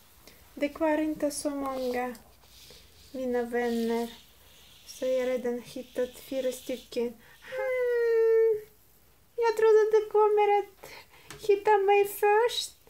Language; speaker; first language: Swedish; non-native, learner; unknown